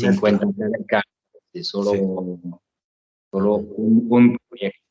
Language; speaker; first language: Spanish; non-native, learner; French